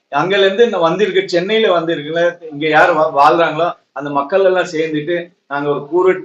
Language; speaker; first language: Tamil; non-native, local second language; Marwari